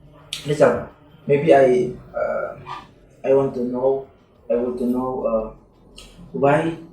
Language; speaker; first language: English; non-native, learner; Indonesian